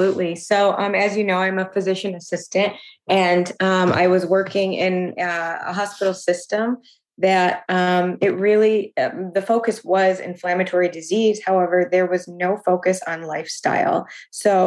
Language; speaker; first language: English; native; English